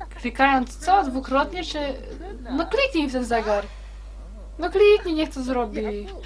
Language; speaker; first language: Polish; native; Polish